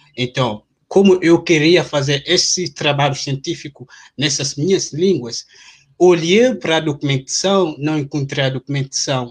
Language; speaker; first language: Portuguese; non-native, fluent; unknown